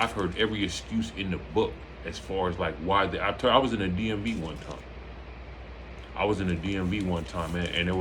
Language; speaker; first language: English; native; English